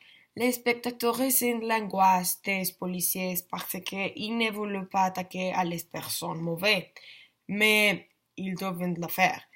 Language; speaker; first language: French; non-native, learner; Spanish